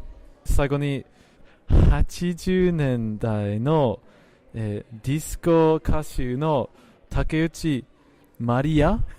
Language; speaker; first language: Japanese; non-native, fluent; English